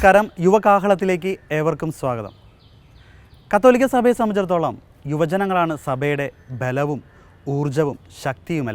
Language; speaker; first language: Malayalam; native; Malayalam